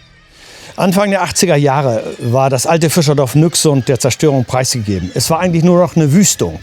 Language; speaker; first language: German; native; German